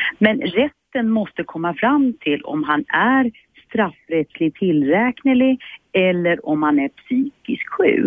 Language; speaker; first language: Swedish; native; Swedish